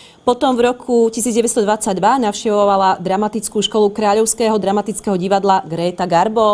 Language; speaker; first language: Slovak; native; Slovak